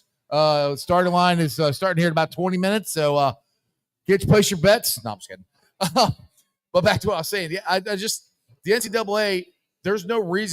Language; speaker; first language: English; native; English